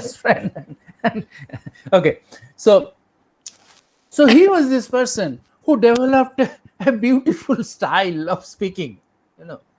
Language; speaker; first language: English; non-native, local second language; Bangla